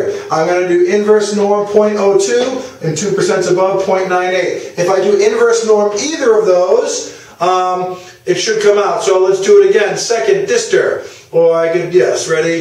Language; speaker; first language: English; native; English